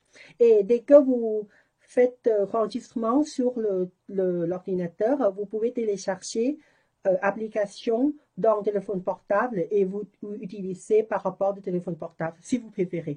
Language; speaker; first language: French; non-native, learner; Thai